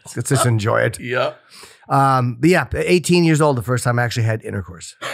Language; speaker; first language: English; native; English